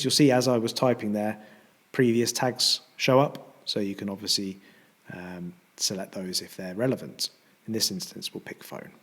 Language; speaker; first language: English; native; English